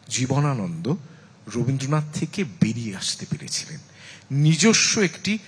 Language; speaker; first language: Bangla; native; Bangla